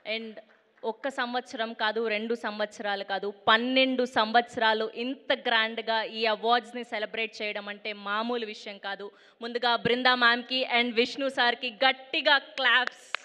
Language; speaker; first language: Telugu; native; Telugu